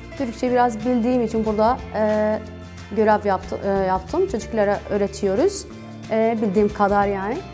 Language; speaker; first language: Turkish; non-native, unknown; Arabic